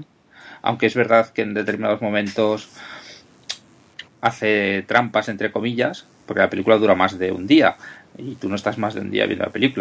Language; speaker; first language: Spanish; native; Spanish